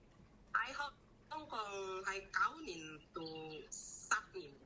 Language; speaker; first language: Cantonese; non-native, learner; Indonesian